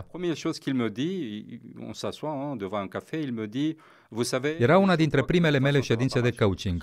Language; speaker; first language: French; non-native, fluent; Romanian